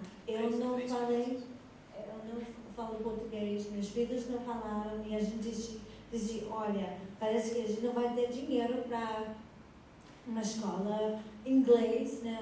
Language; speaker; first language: Portuguese; non-native, fluent; English